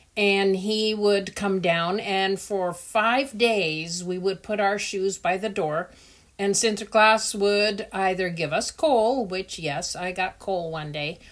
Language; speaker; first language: English; early bilingual, other home language; Dutch